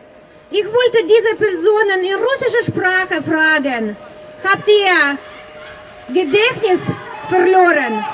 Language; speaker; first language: German; non-native, fluent; Russian